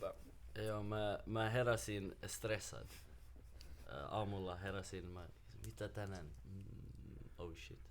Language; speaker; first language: Finnish; non-native, learner; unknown